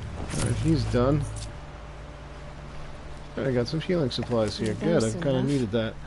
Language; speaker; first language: English; native; English